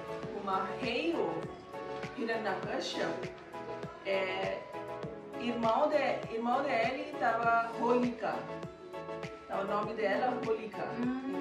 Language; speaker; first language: Portuguese; non-native, learner; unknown